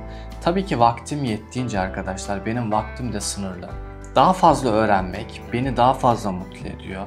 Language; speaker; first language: Turkish; native; Turkish